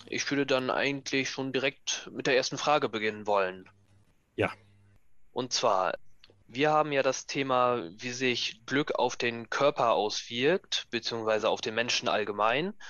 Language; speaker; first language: German; native; German